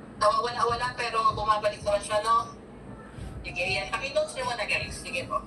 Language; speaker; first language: Filipino; native; Filipino